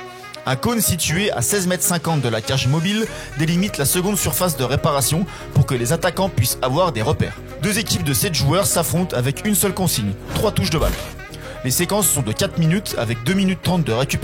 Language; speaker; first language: French; native; French